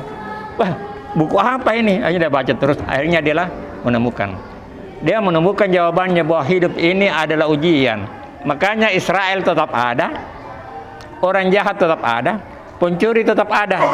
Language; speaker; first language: Indonesian; native; Indonesian